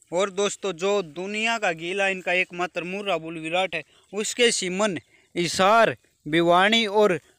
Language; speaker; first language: Hindi; native; Hindi